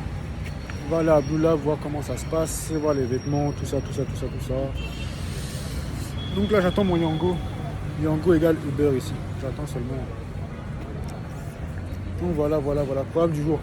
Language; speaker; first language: French; native; French